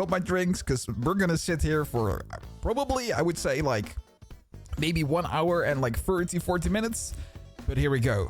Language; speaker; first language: English; non-native, fluent; Dutch